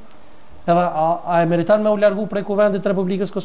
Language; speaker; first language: Albanian; native; Albanian